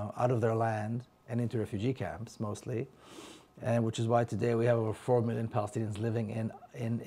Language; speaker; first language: English; non-native, fluent; Hebrew